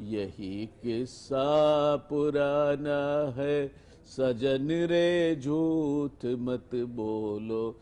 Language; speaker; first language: Hindi; non-native, local second language; Gujarati